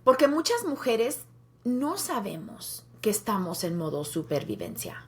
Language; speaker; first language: Spanish; early bilingual, heritage; Spanish